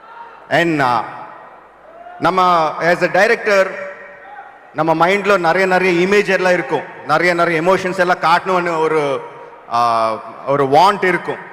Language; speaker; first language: Tamil; non-native, local second language; Telugu